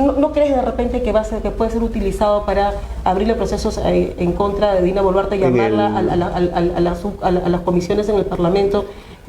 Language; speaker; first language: Spanish; native; Spanish